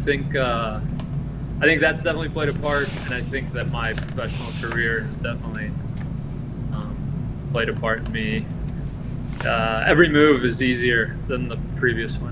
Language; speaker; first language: English; early bilingual, other home language; Spanish